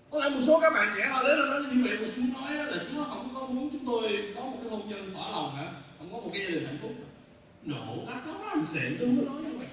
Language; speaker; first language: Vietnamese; early bilingual, heritage; Vietnamese